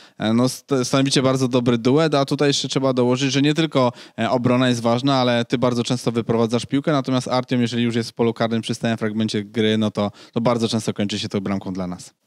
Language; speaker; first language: Polish; native; Polish